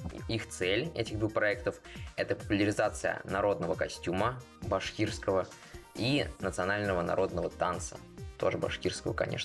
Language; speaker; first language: Russian; native; Russian